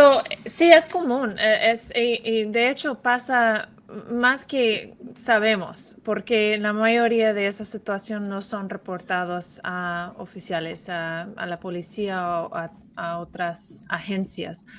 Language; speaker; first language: Spanish; non-native, fluent; English